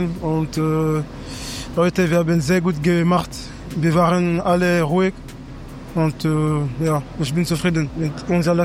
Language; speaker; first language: German; non-native, fluent; French